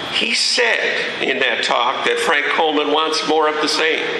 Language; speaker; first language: English; native; English